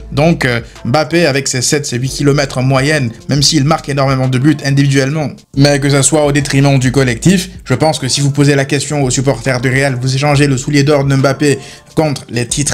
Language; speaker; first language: French; native; French